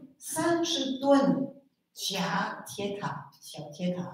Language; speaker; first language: Chinese; non-native, fluent; French